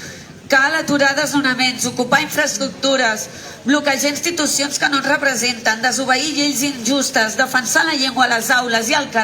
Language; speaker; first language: Catalan; native; Catalan